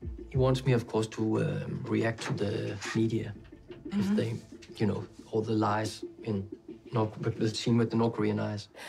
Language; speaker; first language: English; non-native, fluent; Danish